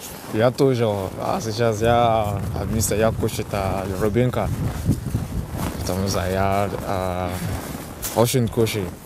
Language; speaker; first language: Russian; non-native, learner; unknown